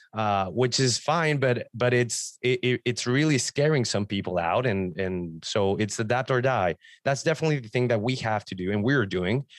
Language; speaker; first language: English; non-native, fluent; Spanish